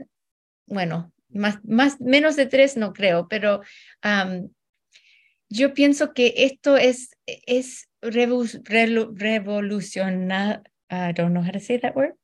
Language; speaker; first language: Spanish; early bilingual, heritage; Spanish